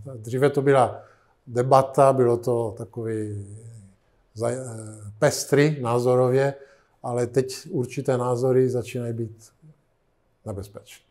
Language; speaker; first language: Czech; non-native, fluent; Italian